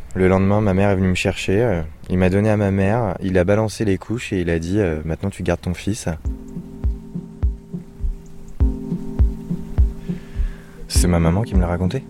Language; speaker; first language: French; native; French